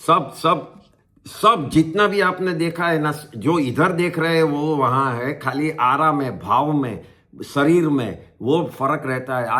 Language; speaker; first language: Hindi; non-native, local second language; Gujarati